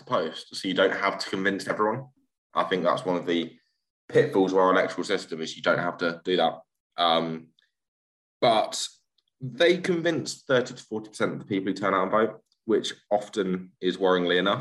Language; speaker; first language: English; native; English